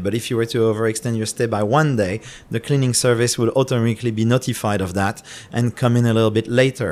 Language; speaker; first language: English; non-native, fluent; French